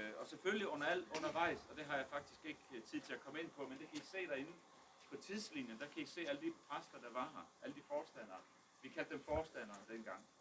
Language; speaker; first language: Danish; early bilingual, other home language; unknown